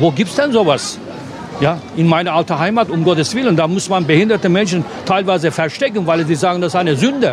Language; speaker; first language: German; non-native, fluent; Turkish